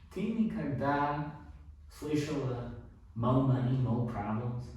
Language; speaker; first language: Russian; non-native, learner; English